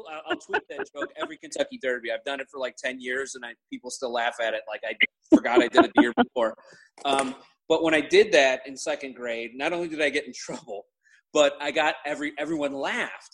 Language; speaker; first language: English; native; English